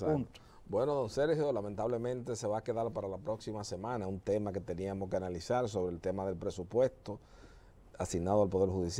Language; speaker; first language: Spanish; native; Spanish